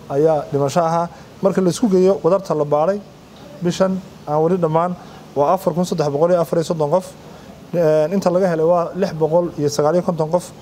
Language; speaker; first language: Somali; native; Somali